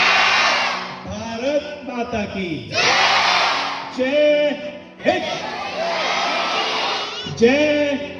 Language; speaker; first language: Hindi; native; Hindi